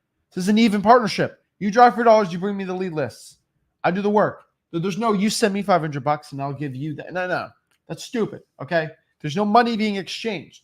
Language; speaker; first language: English; native; English